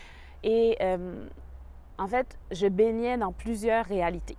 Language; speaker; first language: French; native; French